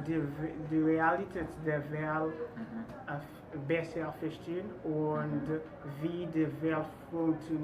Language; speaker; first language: German; non-native, learner; French